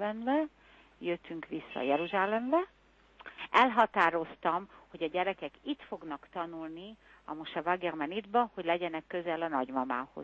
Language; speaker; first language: Hungarian; early bilingual, heritage; Hungarian